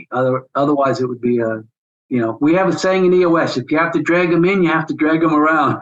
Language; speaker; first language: English; native; English